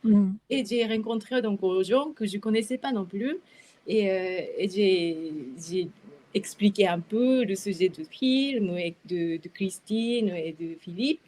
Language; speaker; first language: French; non-native, fluent; Japanese